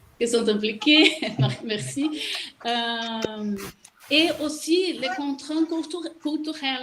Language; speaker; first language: French; non-native, learner; Portuguese